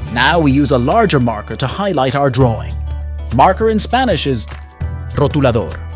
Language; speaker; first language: English; non-native, fluent; Spanish